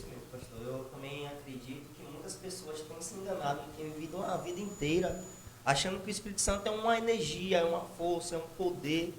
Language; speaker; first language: Portuguese; native; Portuguese